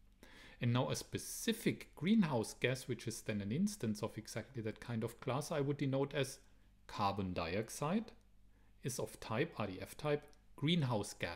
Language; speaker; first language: English; non-native, fluent; German